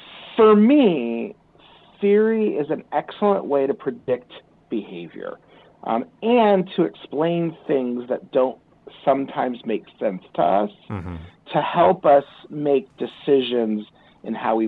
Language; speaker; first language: English; native; English